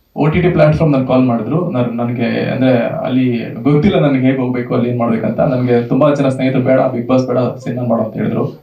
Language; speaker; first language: Kannada; native; Kannada